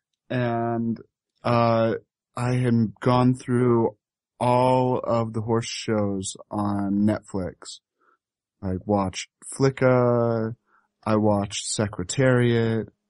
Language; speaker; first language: English; native; English